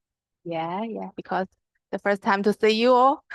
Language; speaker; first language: English; non-native, learner; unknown